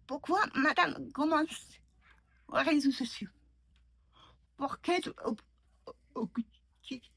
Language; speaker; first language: French; non-native, learner; Mongolian